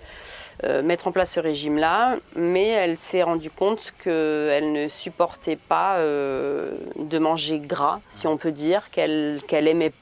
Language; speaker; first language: French; native; French